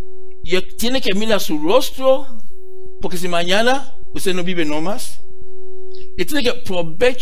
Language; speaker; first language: Spanish; non-native, learner; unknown